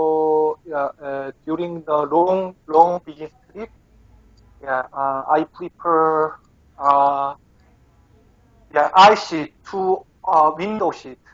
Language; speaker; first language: English; non-native, learner; Korean